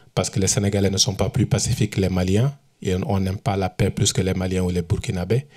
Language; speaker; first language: French; non-native, local second language; Fula